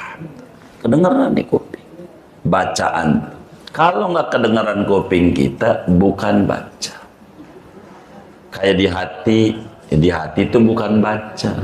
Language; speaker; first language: Indonesian; native; Indonesian